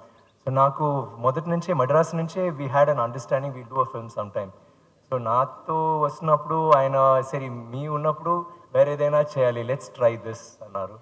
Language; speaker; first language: Telugu; non-native, fluent; Tamil